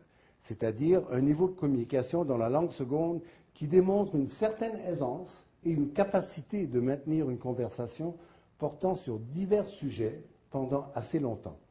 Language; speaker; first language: French; native; French